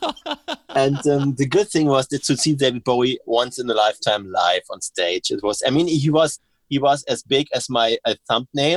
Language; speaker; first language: English; non-native, fluent; German